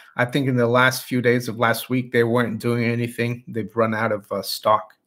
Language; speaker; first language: English; non-native, fluent; Portuguese